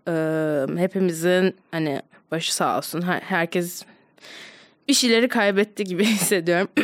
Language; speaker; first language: Turkish; native; Turkish